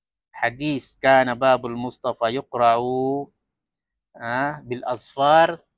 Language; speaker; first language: Arabic; non-native, fluent; Malay